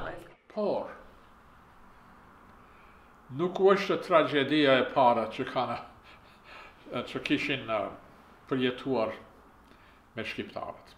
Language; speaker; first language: Albanian; early bilingual, heritage; Albanian